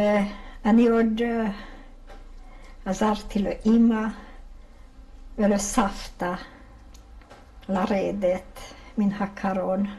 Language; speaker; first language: Hebrew; non-native, fluent; Hungarian